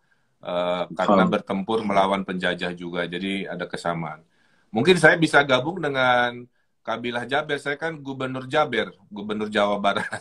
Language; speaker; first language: Indonesian; native; Indonesian